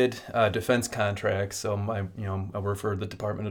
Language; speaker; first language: English; native; English